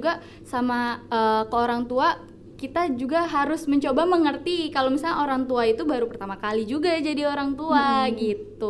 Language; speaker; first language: Indonesian; native; Indonesian